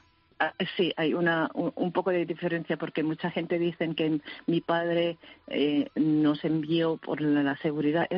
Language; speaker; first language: Spanish; early bilingual, heritage; Spanish